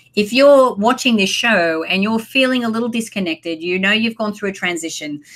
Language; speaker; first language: English; native; English